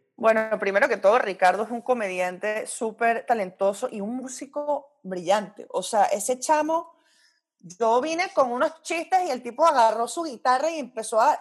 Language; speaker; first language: Spanish; early bilingual, heritage; Spanish